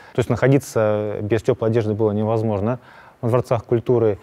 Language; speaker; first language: Russian; native; Russian